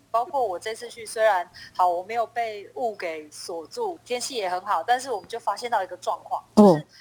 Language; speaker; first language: Chinese; native; Chinese